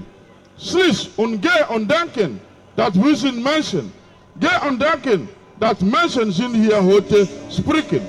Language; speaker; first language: German; non-native, learner; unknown